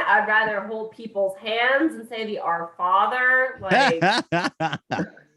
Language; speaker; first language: English; native; English